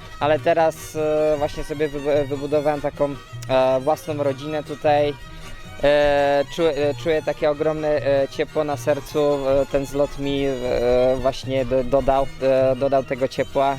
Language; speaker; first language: Polish; early bilingual, heritage; Polish